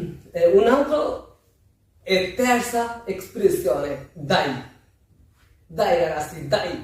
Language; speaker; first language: Italian; non-native, learner; Bangla